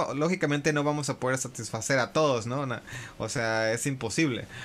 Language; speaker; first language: Spanish; early bilingual, heritage; Spanish